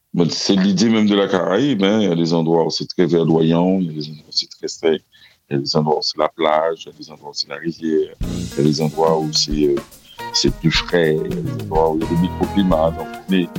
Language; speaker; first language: French; native; French